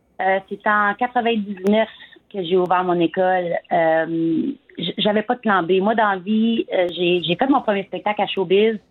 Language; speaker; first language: French; native; French